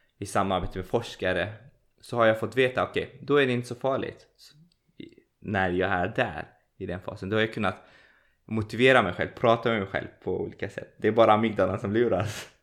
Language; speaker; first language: Swedish; early bilingual, other home language; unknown